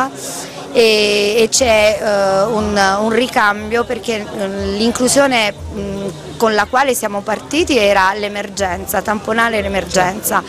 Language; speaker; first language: Italian; native; Italian